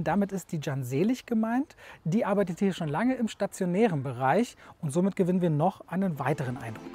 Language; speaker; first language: German; native; German